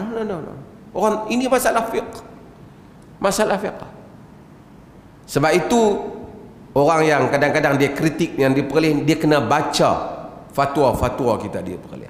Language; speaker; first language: Malay; native; Malay